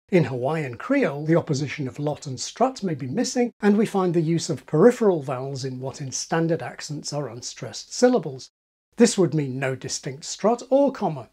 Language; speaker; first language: English; native; English